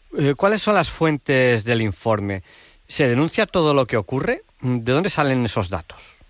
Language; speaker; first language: Spanish; native; Spanish